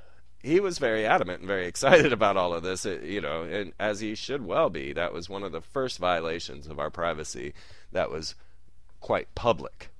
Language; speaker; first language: English; native; English